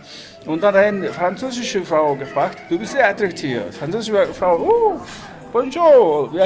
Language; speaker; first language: German; non-native, fluent; Mongolian